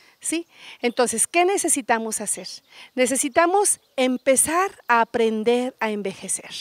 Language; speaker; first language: Spanish; native; Spanish